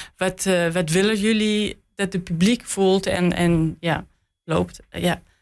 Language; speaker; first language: Dutch; non-native, learner; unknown